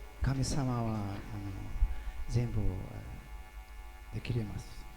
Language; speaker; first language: Japanese; early bilingual, heritage; Portuguese